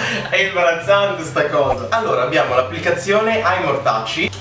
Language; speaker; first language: Italian; native; Italian